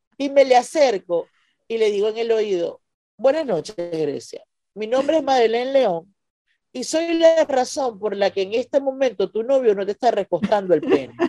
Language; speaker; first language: Spanish; native; Spanish